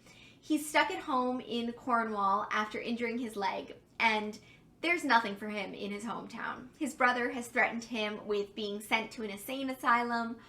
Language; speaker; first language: English; native; English